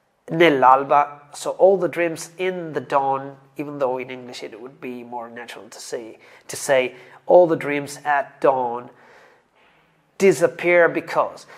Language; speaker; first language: English; non-native, fluent; Italian